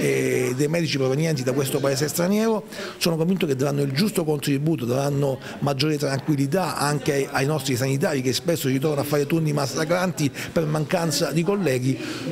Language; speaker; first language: Italian; native; Italian